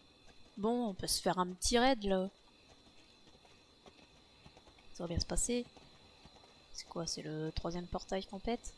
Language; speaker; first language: French; native; French